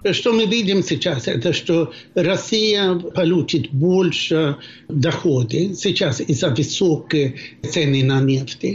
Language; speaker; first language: Russian; non-native, fluent; Swedish